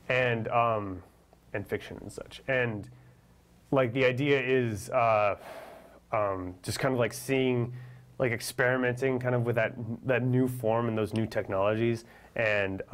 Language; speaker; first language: English; native; English